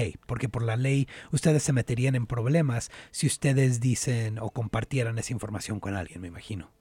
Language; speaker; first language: Spanish; native; Spanish